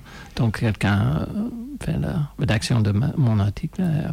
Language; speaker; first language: French; non-native, fluent; English